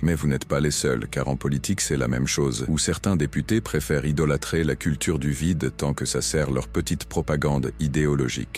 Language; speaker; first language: French; native; French